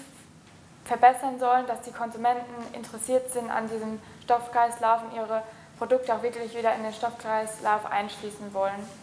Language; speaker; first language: German; native; German